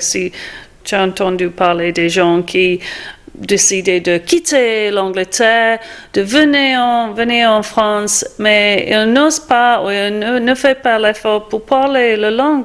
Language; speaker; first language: French; non-native, fluent; English